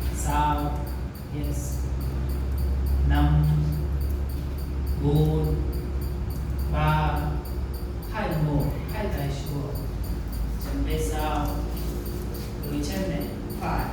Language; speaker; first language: Vietnamese; non-native, learner; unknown